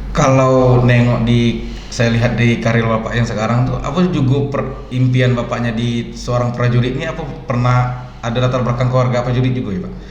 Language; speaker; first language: Indonesian; native; Indonesian